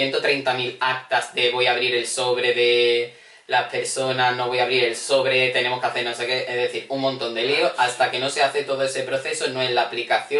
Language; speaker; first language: Spanish; native; Spanish